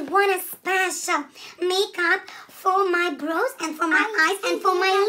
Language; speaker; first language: English; non-native, learner; Russian